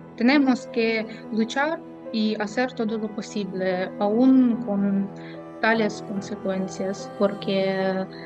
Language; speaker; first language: Spanish; non-native, fluent; Ukrainian